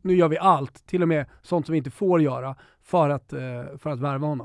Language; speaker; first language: Swedish; native; Swedish